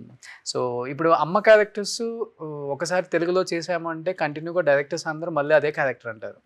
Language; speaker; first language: Telugu; native; Telugu